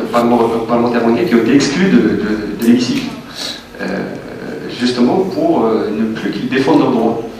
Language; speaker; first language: French; native; French